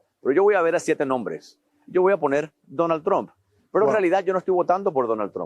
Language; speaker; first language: Spanish; native; Spanish